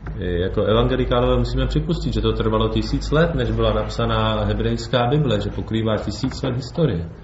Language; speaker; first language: Czech; native; Czech